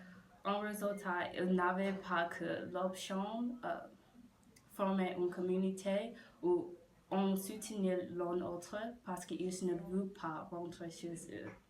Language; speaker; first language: French; non-native, learner; English